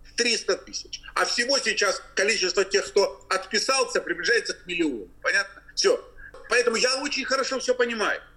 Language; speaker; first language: Russian; native; Russian